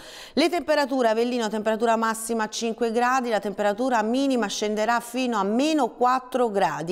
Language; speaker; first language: Italian; native; Italian